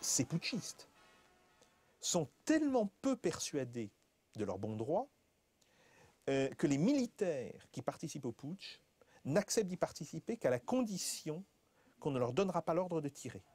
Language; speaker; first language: French; native; French